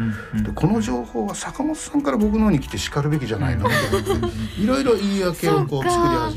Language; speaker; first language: Japanese; native; Japanese